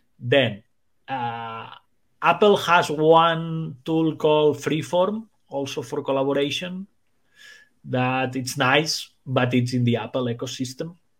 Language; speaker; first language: English; non-native, fluent; Spanish